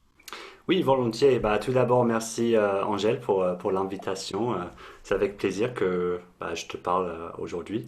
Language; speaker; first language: French; non-native, fluent; English